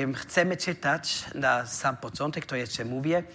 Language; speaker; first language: Polish; non-native, learner; German